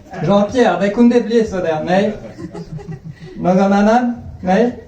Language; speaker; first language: Swedish; non-native, fluent; French